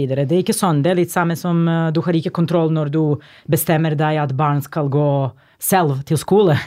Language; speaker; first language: Norwegian; non-native, fluent; Serbian